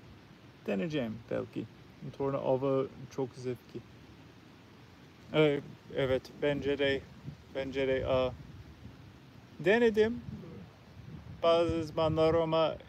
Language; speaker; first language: Turkish; non-native, learner; English